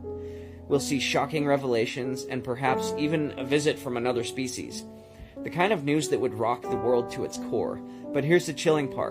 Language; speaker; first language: English; native; English